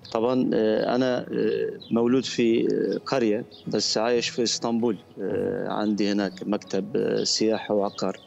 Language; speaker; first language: Arabic; non-native, fluent; Turkish